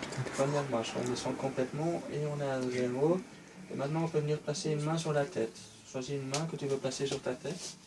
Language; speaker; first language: French; native; French